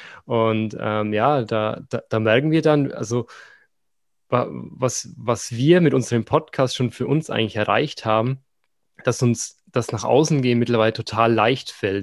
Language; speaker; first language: German; native; German